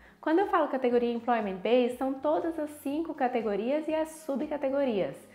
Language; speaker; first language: Portuguese; native; Portuguese